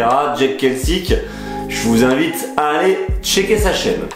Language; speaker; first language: French; native; French